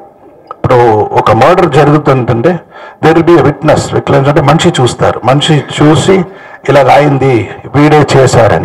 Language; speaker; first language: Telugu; non-native, fluent; Tamil